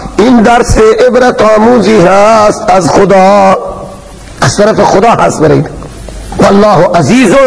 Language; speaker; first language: Persian; non-native, local second language; Baluchi